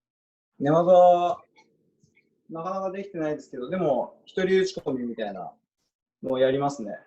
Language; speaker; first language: Japanese; native; Japanese